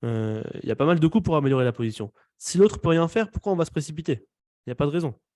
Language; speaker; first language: French; native; French